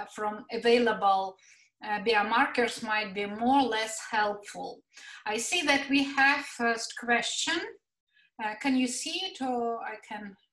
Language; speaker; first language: English; non-native, fluent; Latvian